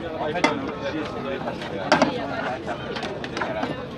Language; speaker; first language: French; native; French